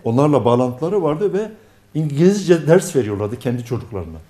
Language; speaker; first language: Turkish; non-native, local second language; Arabic